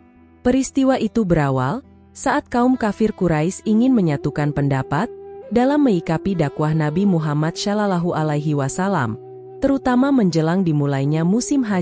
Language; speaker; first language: Indonesian; native; Indonesian